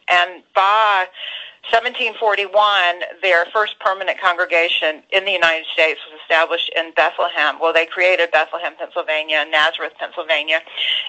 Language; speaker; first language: English; native; English